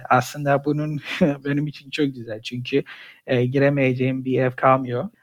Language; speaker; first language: Turkish; non-native, fluent; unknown